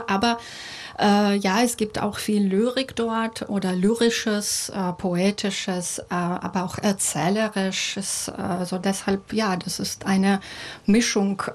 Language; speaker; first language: German; non-native, fluent; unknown